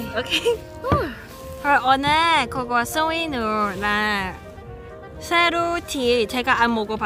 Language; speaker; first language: Korean; non-native, learner; Cantonese